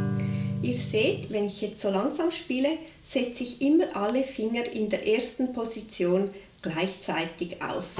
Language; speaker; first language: German; native; German